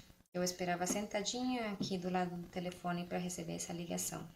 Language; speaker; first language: Portuguese; non-native, fluent; Spanish